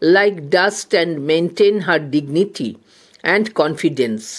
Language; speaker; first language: English; non-native, local second language; Bangla